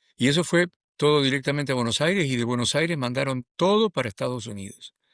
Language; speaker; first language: Spanish; native; Spanish